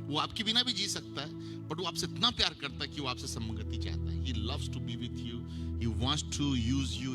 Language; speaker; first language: Hindi; native; Hindi